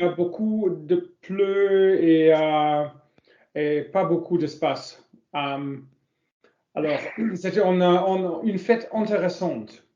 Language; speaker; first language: French; non-native, learner; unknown